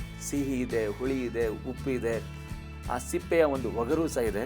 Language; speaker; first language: Kannada; native; Kannada